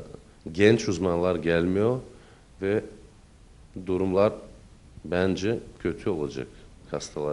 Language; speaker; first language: Turkish; early bilingual, heritage; Turkish